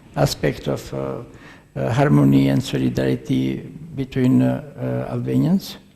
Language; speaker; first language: English; non-native, fluent; Albanian